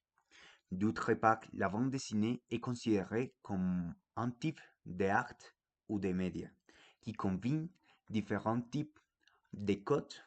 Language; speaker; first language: French; non-native, fluent; Spanish